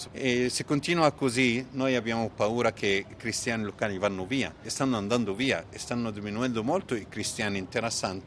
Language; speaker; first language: Italian; non-native, fluent; Arabic